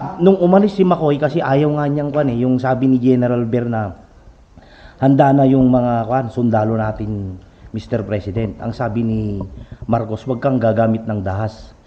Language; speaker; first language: Filipino; native; Filipino